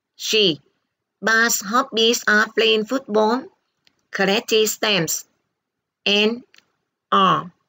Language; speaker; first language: English; non-native, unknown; Vietnamese